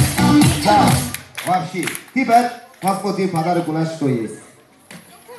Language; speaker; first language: Russian; non-native, learner; Turkish